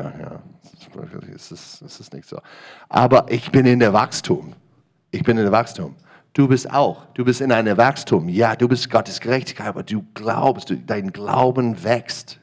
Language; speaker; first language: German; non-native, learner; English